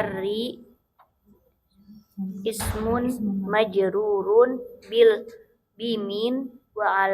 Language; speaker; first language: Arabic; non-native, learner; Indonesian